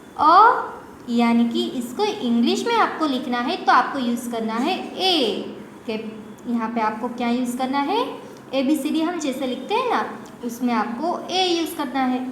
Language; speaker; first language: Hindi; non-native, local second language; Gujarati